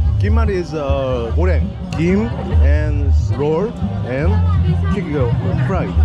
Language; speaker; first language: English; non-native, learner; Korean